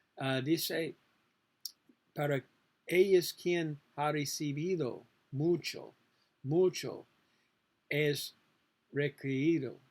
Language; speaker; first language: Spanish; non-native, learner; English